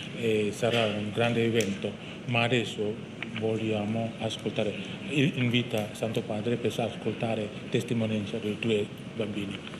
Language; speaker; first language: Italian; non-native, learner; Indonesian